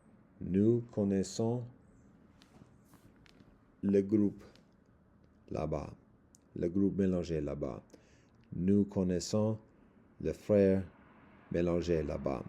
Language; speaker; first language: French; non-native, learner; English